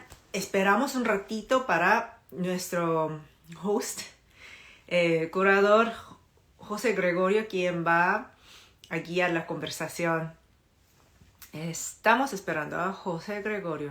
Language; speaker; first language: Spanish; non-native, fluent; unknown